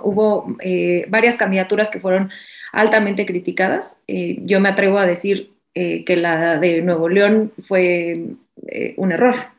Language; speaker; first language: Spanish; native; Spanish